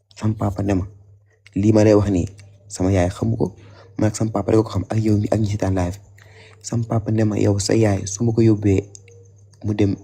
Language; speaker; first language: Wolof; native; Wolof